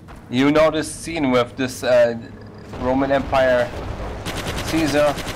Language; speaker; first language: English; non-native, fluent; German